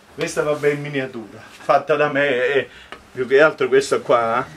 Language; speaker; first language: Italian; native; Italian